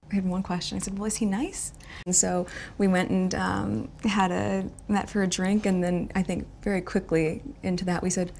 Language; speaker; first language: English; native; English